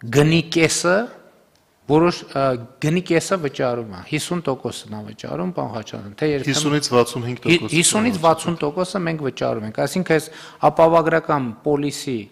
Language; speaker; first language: Armenian; native; Armenian